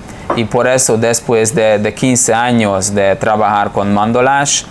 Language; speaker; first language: Spanish; non-native, fluent; Hungarian